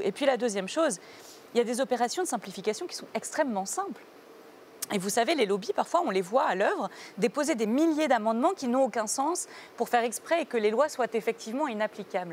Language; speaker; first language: French; native; French